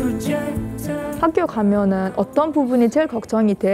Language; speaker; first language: Korean; non-native, fluent; Uzbek